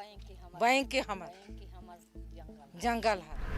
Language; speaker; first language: Hindi; non-native, local second language; Chhattisgarhi